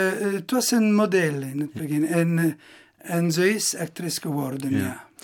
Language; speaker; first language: Dutch; non-native, local second language; Italian